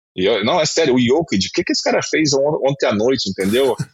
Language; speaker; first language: Portuguese; native; Portuguese